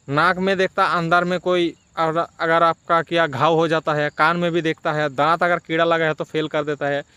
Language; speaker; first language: Hindi; non-native, local second language; Bangla